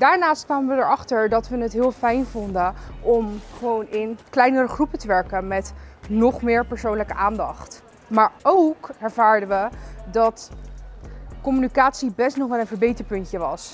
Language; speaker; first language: Dutch; native; Dutch